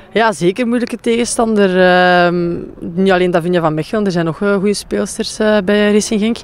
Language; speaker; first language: Dutch; native; Dutch